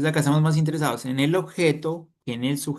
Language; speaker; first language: Spanish; native; Spanish